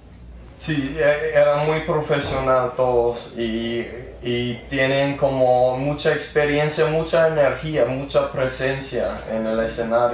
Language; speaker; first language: Spanish; early bilingual, heritage; English